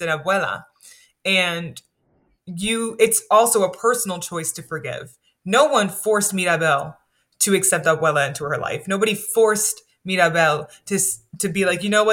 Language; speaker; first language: English; native; English